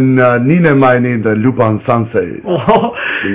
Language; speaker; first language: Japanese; non-native, learner; English